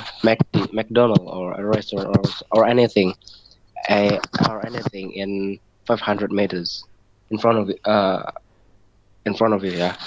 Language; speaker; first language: English; non-native, learner; Indonesian